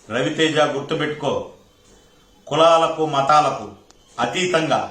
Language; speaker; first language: Telugu; native; Telugu